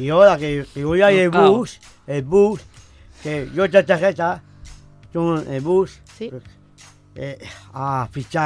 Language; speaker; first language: Catalan; non-native, local second language; Spanish